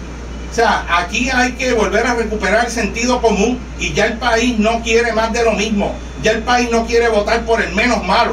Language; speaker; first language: Spanish; native; Spanish